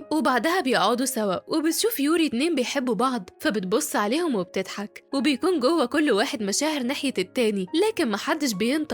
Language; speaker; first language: Arabic; native; Arabic